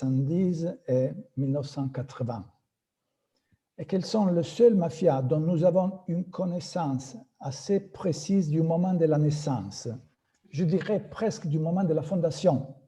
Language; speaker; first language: French; non-native, fluent; Italian